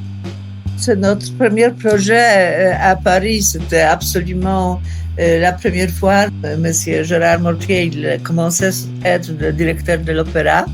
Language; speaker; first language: French; non-native, fluent; Polish